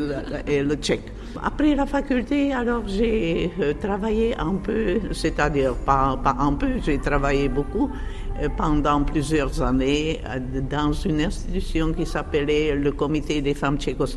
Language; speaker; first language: French; non-native, fluent; Czech